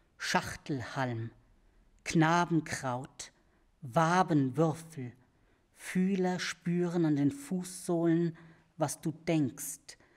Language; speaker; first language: German; early bilingual, other home language; English